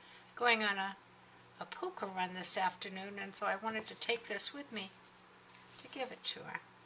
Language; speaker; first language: English; native; English